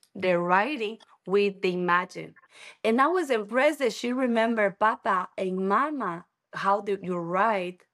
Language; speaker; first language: English; non-native, learner; Spanish